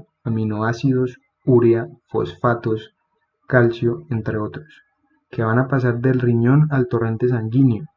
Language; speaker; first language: Spanish; native; Spanish